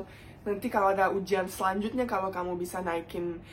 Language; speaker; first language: Indonesian; non-native, fluent; Bosnian